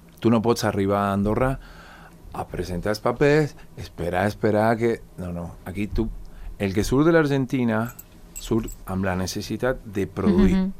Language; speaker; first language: Catalan; non-native, fluent; Spanish